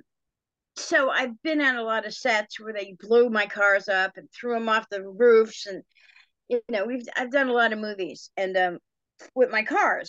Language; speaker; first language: English; native; English